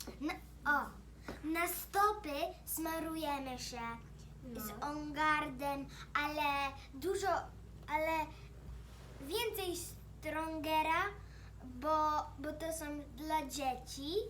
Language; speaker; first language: Polish; early bilingual, heritage; Polish